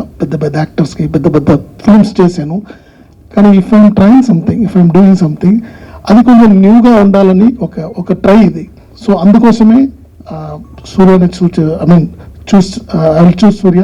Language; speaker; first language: Telugu; non-native, learner; Tamil